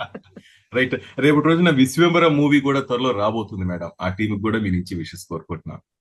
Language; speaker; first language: Telugu; native; Telugu